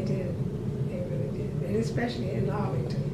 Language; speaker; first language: English; native; English